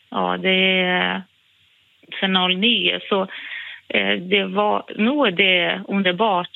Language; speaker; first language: Swedish; non-native, fluent; Portuguese